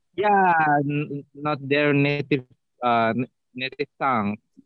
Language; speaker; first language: English; non-native, fluent; Indonesian